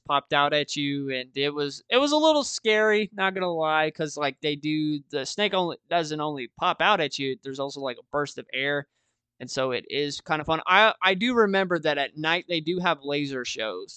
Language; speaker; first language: English; native; English